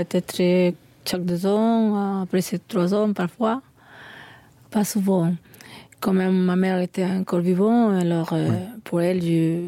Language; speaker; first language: French; non-native, fluent; Spanish